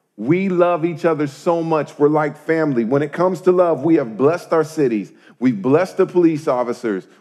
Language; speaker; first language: English; native; English